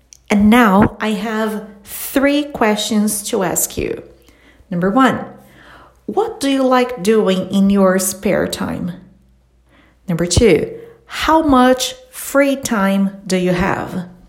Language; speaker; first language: English; non-native, fluent; Portuguese